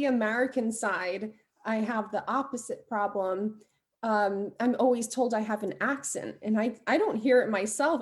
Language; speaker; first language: English; early bilingual, other home language; Albanian